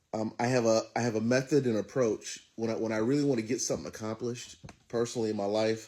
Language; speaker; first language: English; native; English